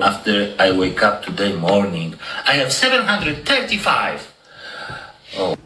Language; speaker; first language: English; non-native, learner; Polish